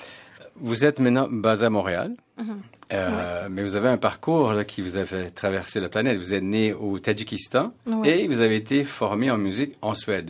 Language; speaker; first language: French; native; French